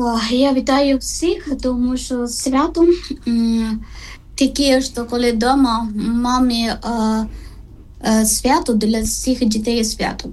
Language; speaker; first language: Ukrainian; non-native, learner; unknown